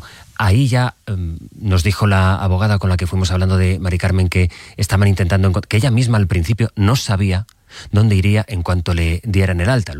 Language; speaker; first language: Spanish; native; Spanish